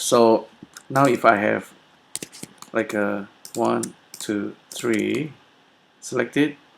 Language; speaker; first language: English; non-native, fluent; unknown